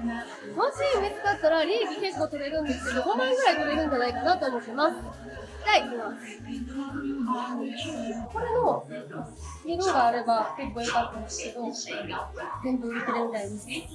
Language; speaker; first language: Japanese; native; Japanese